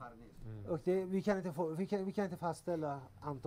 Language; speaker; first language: Swedish; non-native, learner; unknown